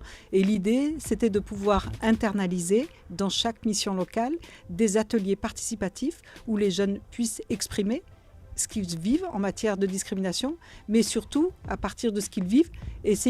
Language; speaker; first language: French; native; French